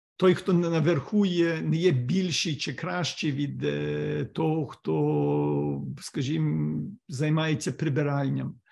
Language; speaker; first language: Ukrainian; early bilingual, heritage; Ukrainian